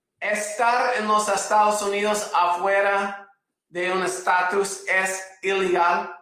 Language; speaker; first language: Spanish; non-native, fluent; English